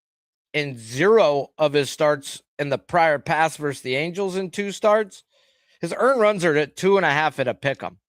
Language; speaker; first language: English; native; English